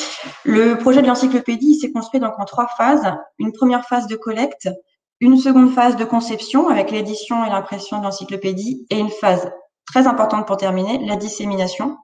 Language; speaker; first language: French; native; French